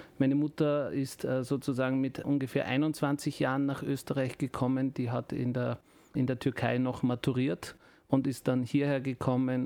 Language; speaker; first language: German; early bilingual, other home language; Turkish